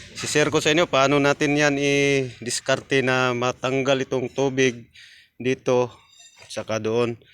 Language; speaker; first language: Filipino; non-native, local second language; Cebuano